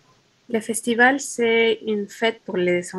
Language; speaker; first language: French; non-native, learner; Spanish